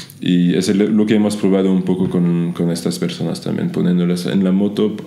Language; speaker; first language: Spanish; non-native, fluent; French